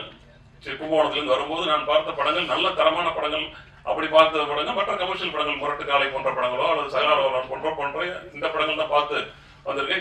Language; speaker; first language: Tamil; native; Tamil